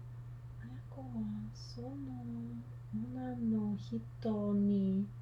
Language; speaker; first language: Japanese; non-native, learner; English